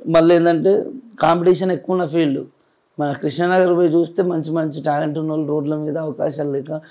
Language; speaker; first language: Telugu; native; Telugu